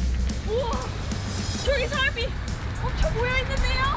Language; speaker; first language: Korean; native; Korean